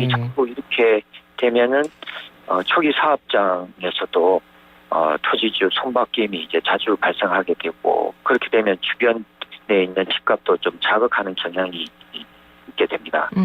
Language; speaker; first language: Korean; native; Korean